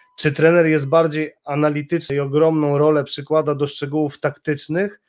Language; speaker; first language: Polish; non-native, fluent; Croatian